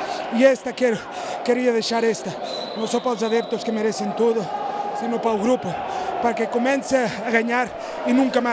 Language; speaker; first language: Portuguese; non-native, fluent; Spanish